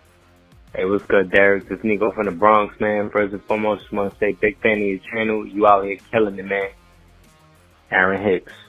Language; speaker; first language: English; native; English